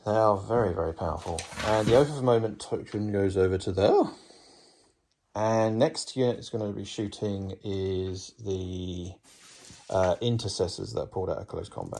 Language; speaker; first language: English; native; English